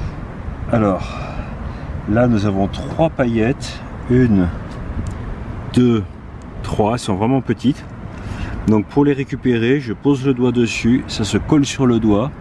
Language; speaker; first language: French; native; French